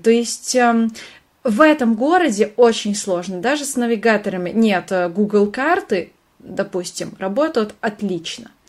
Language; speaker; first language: Russian; non-native, fluent; Hungarian